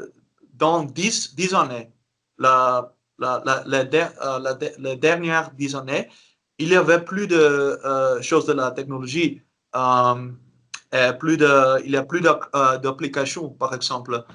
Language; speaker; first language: French; non-native, learner; Dutch